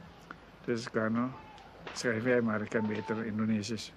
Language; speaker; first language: Dutch; non-native, local second language; Indonesian